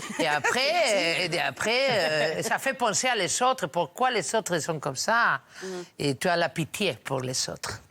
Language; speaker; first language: French; non-native, fluent; Spanish